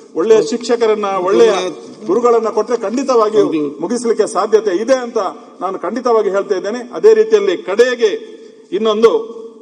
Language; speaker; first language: Kannada; non-native, local second language; Tulu